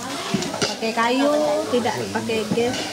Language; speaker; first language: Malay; non-native, local second language; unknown